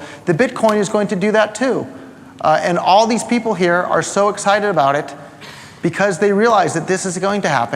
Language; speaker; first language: English; native; English